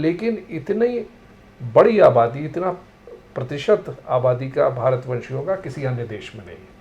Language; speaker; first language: Hindi; native; Hindi